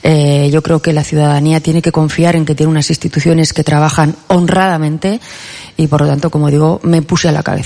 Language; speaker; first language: Spanish; native; Spanish